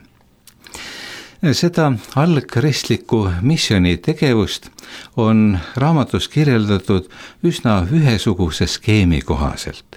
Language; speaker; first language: Estonian; native; Estonian